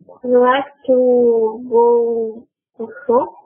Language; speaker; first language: English; non-native, learner; Russian